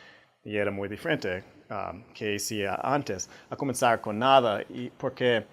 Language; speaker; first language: Spanish; non-native, fluent; English